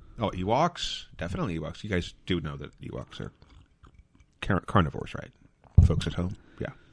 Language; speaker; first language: English; native; English